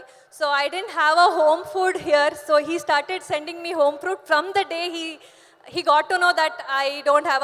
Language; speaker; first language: Telugu; non-native, learner; Kannada